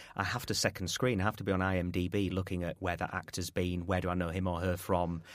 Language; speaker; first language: English; native; English